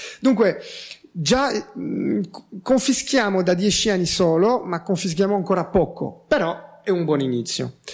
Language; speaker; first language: Italian; non-native, fluent; French